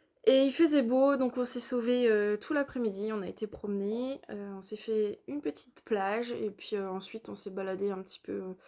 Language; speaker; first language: French; native; French